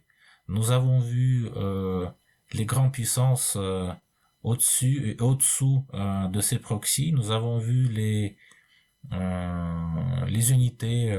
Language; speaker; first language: French; non-native, fluent; Russian